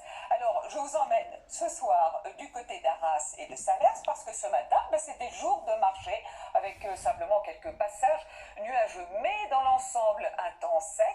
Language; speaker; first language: French; native; French